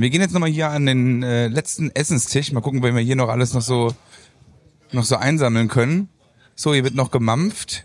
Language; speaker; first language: German; native; German